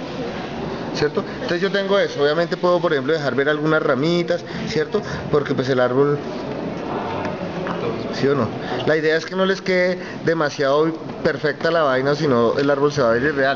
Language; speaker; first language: Spanish; native; Spanish